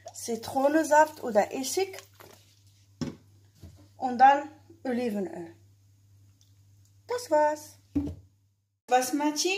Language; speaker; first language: German; non-native, learner; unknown